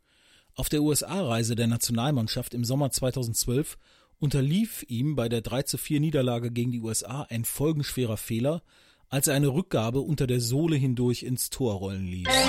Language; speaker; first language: German; native; German